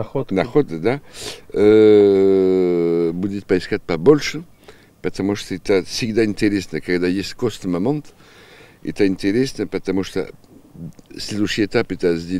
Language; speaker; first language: Russian; non-native, learner; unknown